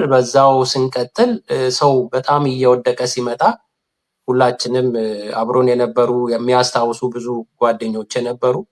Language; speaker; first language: Amharic; non-native, local second language; Sidamo